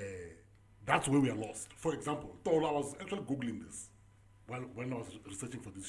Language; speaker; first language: English; non-native, local second language; Tsonga